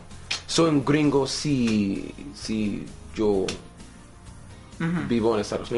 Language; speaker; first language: Spanish; non-native, learner; English